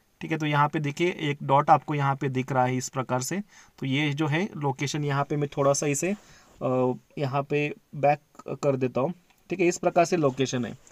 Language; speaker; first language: Hindi; non-native, local second language; Marathi